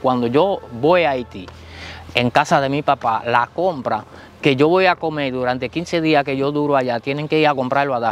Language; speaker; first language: Spanish; early bilingual, other home language; Haitian Creole